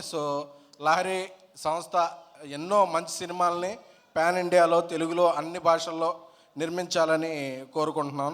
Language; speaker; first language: Telugu; native; Telugu